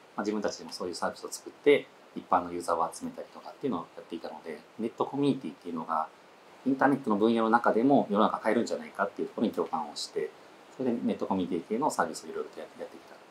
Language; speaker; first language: Japanese; native; Japanese